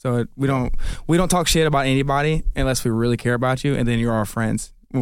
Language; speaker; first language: English; native; English